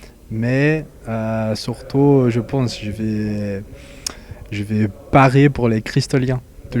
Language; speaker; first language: French; non-native, fluent; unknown